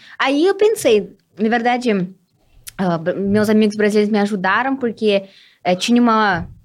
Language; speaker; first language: Portuguese; non-native, fluent; Russian